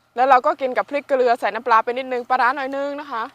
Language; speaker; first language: Thai; native; Thai